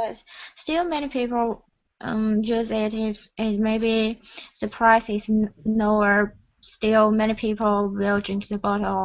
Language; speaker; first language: English; non-native, learner; Chinese